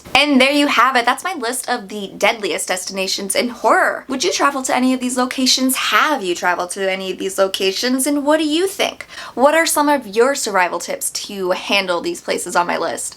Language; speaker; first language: English; native; English